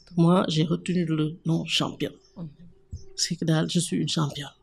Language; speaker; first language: French; non-native, local second language; Wolof